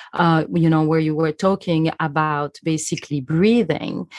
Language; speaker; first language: English; non-native, fluent; French